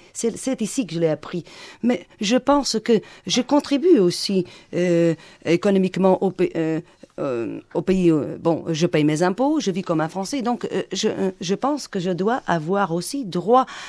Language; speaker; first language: French; non-native, fluent; Portuguese